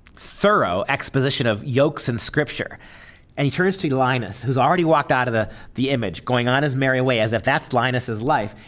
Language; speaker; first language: English; native; English